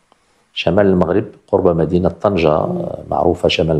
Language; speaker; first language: Arabic; native; Arabic